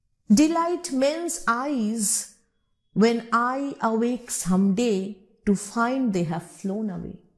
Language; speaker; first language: English; non-native, local second language; Bangla